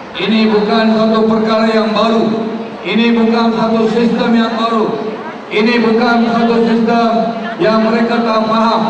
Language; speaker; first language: Malay; non-native, local second language; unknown